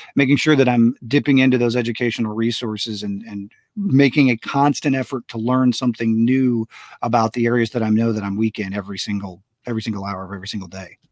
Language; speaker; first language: English; native; English